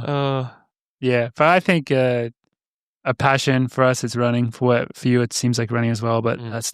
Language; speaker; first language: English; native; English